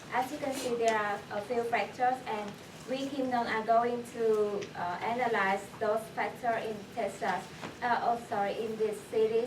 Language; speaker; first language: English; non-native, fluent; Vietnamese